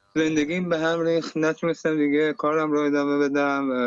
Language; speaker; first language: Persian; native; Persian